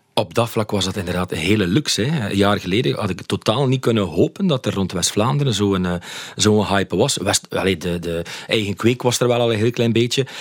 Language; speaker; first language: Dutch; native; Dutch